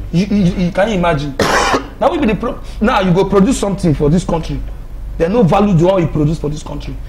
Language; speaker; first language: Nigerian Pidgin; non-native, local second language; Yoruba